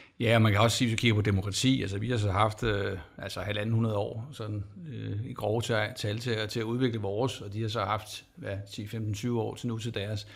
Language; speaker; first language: Danish; native; Danish